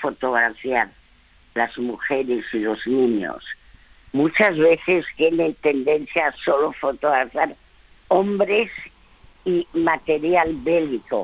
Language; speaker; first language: Spanish; early bilingual, other home language; French